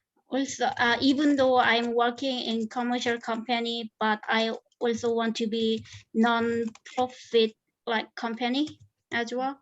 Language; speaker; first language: English; non-native, fluent; Korean